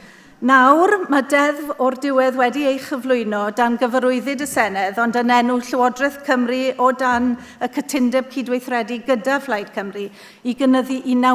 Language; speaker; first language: Welsh; native; Welsh